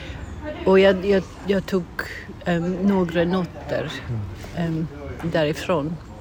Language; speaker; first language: Swedish; non-native, fluent; English